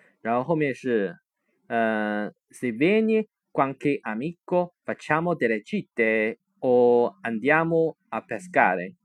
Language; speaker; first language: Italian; non-native, learner; Chinese